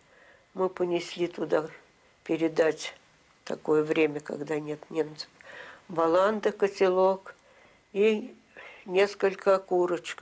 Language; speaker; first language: Russian; native; Russian